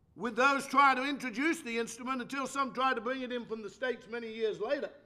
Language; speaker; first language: English; native; English